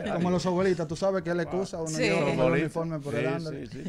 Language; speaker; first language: Spanish; native; Spanish